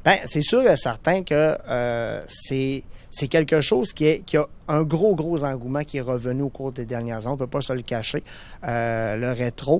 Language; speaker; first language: French; native; French